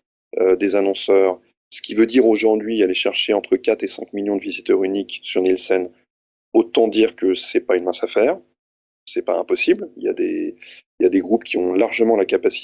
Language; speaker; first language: French; native; French